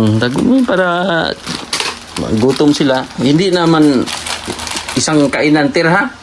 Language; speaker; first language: Filipino; non-native, local second language; Cebuano